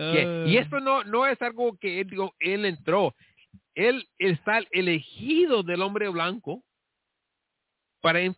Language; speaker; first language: Spanish; early bilingual, heritage; Spanish